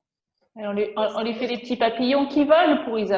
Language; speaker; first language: French; native; French